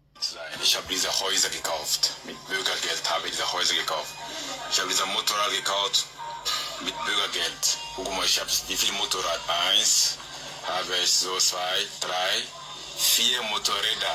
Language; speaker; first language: German; non-native, learner; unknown